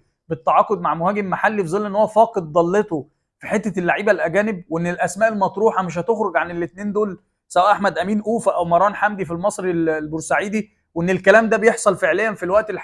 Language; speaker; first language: Arabic; native; Arabic